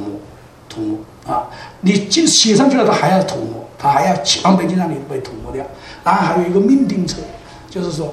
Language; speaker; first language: Chinese; native; Chinese